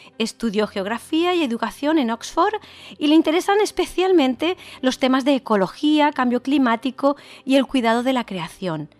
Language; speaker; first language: Spanish; native; Spanish